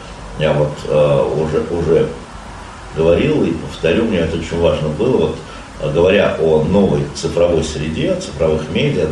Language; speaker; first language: Russian; native; Russian